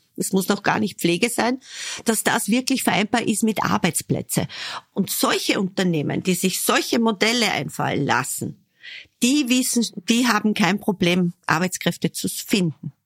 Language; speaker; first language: German; native; German